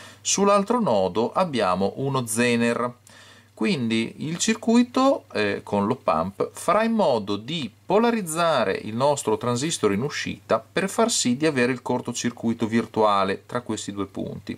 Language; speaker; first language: Italian; native; Italian